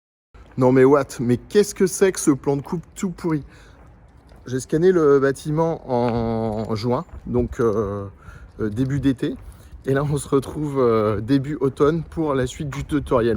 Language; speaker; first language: French; native; French